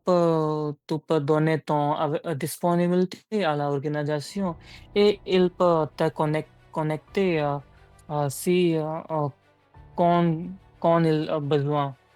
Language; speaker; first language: French; non-native, learner; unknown